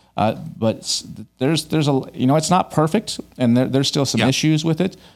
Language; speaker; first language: English; native; English